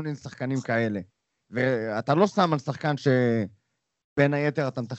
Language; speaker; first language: Hebrew; native; Hebrew